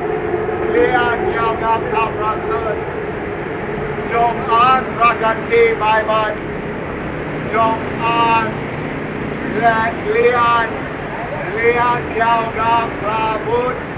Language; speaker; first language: Thai; non-native, learner; English